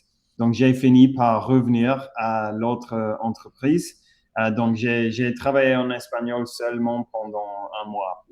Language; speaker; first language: French; non-native, fluent; English